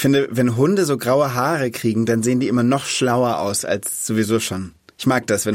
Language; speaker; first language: German; native; German